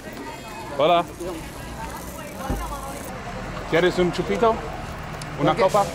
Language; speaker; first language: Spanish; non-native, learner; English